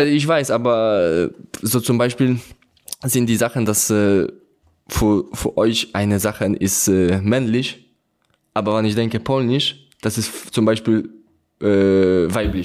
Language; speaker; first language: German; non-native, learner; Polish